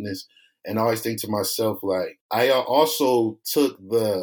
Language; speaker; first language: English; native; English